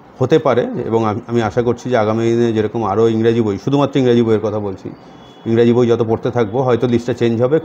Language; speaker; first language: Bangla; native; Bangla